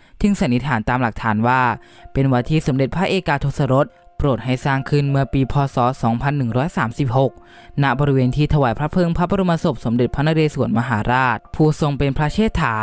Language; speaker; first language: Thai; native; Thai